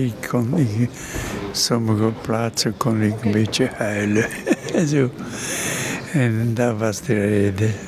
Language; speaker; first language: Dutch; non-native, local second language; French